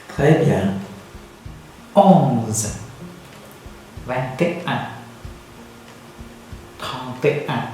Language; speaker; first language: French; non-native, learner; Thai